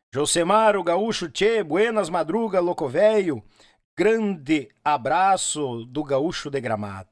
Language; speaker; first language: Portuguese; native; Portuguese